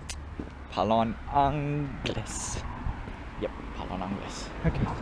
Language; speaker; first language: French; non-native, learner; English